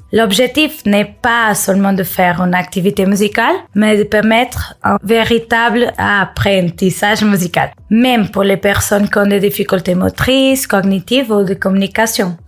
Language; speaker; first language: French; non-native, fluent; Portuguese